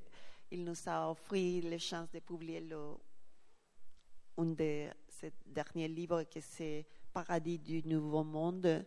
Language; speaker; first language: French; non-native, learner; Spanish